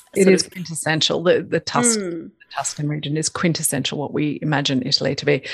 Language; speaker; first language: English; native; English